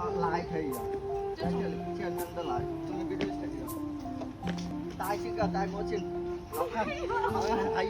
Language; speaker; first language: Chinese; non-native, learner; Bangla